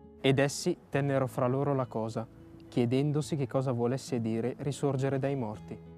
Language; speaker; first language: Italian; native; Italian